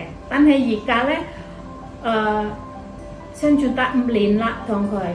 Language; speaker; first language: Cantonese; non-native, fluent; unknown